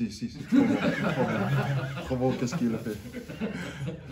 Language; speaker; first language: French; non-native, learner; Fijian